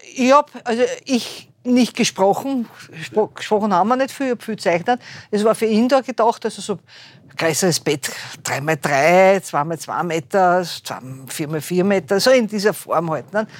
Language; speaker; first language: German; native; German